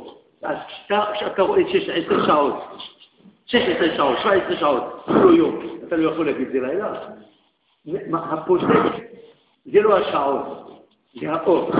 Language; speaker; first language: Hebrew; non-native, fluent; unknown